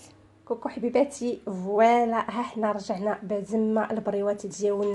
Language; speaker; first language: Arabic; native; Arabic